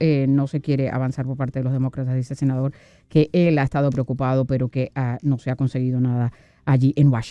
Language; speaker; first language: Spanish; native; Spanish